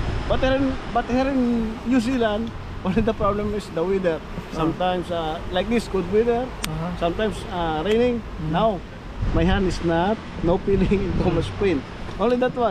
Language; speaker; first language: English; non-native, learner; Filipino